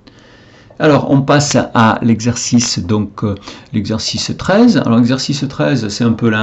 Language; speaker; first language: French; native; French